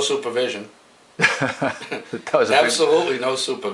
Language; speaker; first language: English; native; English